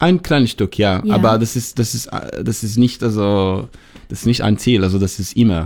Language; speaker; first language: German; non-native, learner; Hebrew